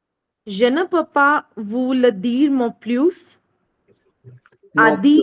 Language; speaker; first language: French; non-native, learner; Hindi